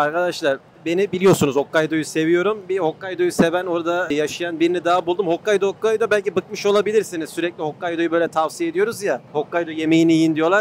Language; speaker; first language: Turkish; native; Turkish